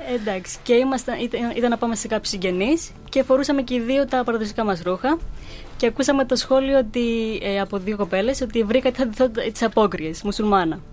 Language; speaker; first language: Greek; early bilingual, other home language; Urdu